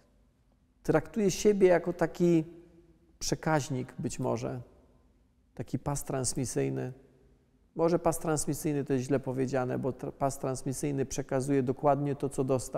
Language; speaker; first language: Polish; native; Polish